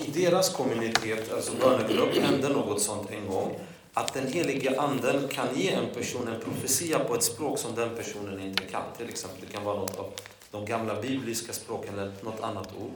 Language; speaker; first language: Swedish; non-native, fluent; Polish